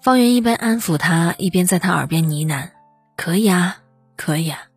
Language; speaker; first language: Chinese; native; Chinese